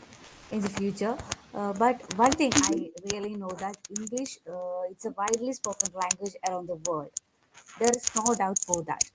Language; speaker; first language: English; non-native, learner; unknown